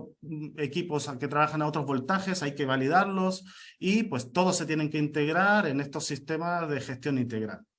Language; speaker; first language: Spanish; native; Spanish